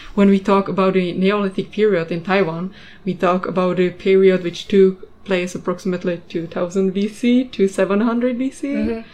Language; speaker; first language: English; non-native, fluent; Czech